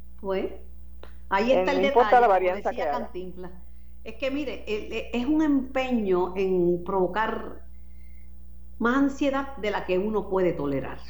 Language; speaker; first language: Spanish; native; Spanish